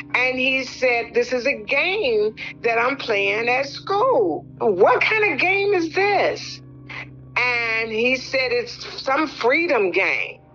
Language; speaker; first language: English; native; English